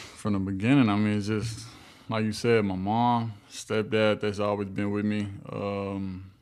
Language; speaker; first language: English; native; English